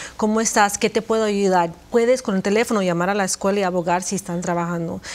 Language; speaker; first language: Spanish; early bilingual, heritage; Spanish